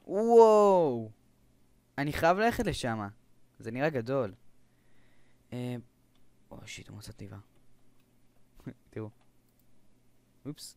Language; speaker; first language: Hebrew; native; Hebrew